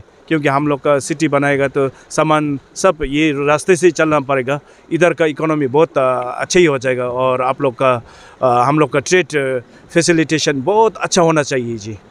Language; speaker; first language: Hindi; non-native, fluent; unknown